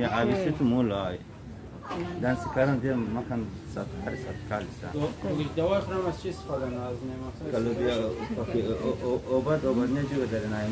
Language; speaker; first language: Indonesian; non-native, learner; Persian